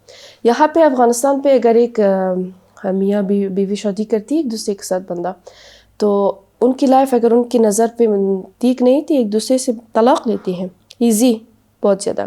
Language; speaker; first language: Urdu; non-native, learner; Persian